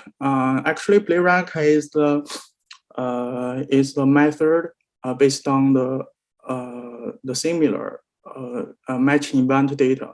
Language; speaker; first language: English; non-native, learner; Chinese